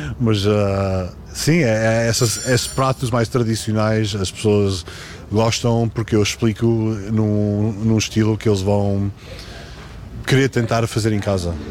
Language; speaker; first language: Portuguese; early bilingual, heritage; Portuguese